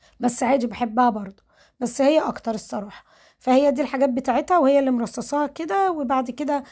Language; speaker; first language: Arabic; native; Arabic